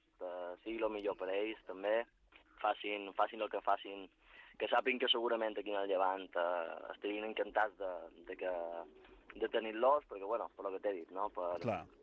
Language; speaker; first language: Catalan; native; Catalan